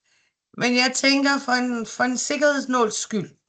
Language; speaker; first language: Danish; native; Danish